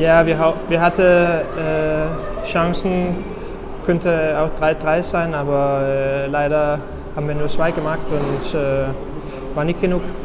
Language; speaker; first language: German; non-native, fluent; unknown